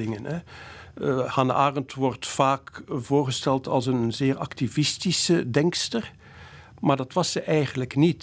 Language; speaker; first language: Dutch; native; Dutch